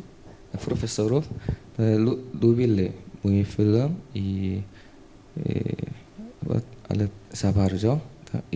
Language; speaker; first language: Polish; non-native, learner; Korean